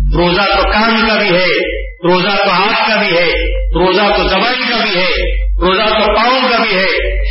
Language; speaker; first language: Urdu; native; Urdu